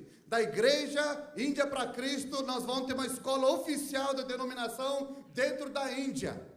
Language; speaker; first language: Portuguese; non-native, fluent; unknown